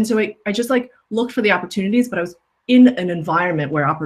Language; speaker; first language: English; native; English